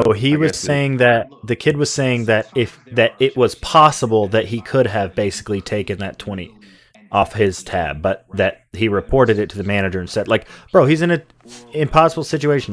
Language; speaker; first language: English; native; English